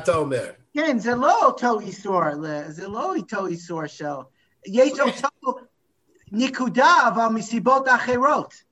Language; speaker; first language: Hebrew; non-native, fluent; English